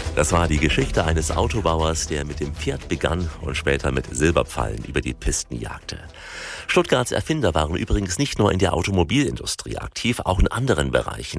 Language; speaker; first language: German; native; German